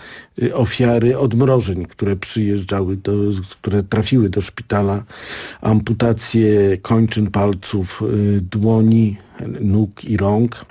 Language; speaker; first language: Polish; native; Polish